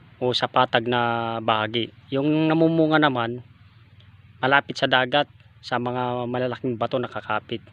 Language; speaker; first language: Filipino; non-native, local second language; Waray